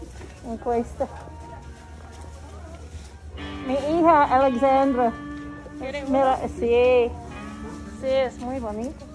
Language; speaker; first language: Spanish; non-native, learner; English